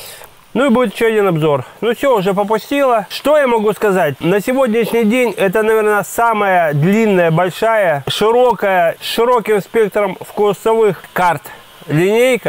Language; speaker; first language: Russian; native; Russian